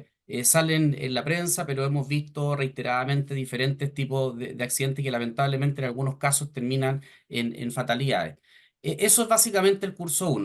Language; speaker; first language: Spanish; native; Spanish